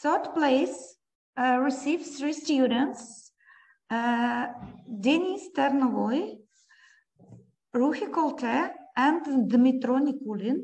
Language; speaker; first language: English; non-native, learner; Ukrainian